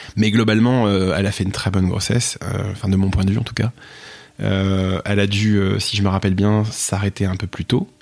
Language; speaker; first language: French; native; French